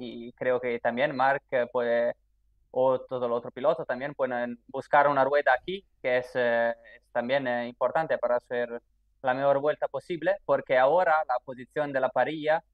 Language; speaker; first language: Spanish; non-native, fluent; Italian